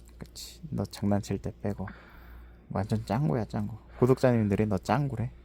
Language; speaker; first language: Korean; native; Korean